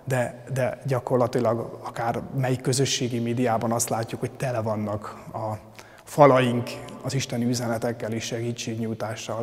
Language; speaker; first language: Hungarian; native; Hungarian